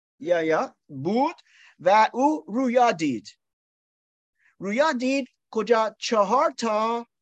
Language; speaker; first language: Persian; non-native, learner; English